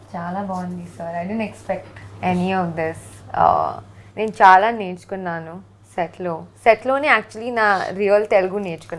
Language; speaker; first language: Telugu; non-native, learner; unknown